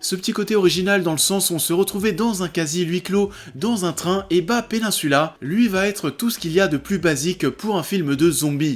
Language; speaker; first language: French; native; French